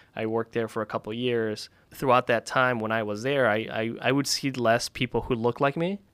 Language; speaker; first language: English; early bilingual, other home language; Spanish